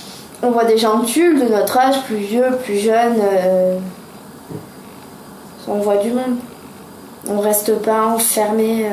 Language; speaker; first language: French; native; French